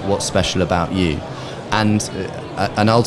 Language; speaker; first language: English; native; English